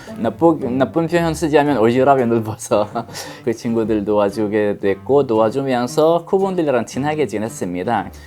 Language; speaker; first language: Korean; non-native, fluent; Arabic